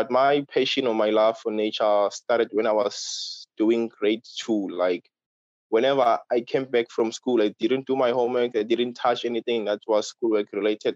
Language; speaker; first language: English; non-native, local second language; Swati